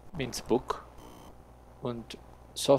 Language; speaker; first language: German; non-native, learner; Spanish